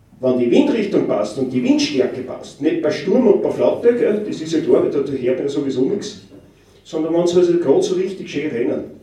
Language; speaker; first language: German; native; German